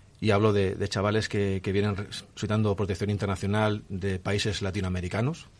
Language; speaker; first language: Spanish; native; Spanish